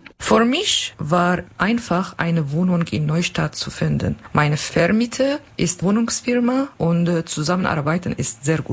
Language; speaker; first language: German; non-native, learner; Kurdish